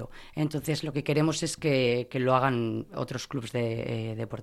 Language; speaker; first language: Spanish; native; Spanish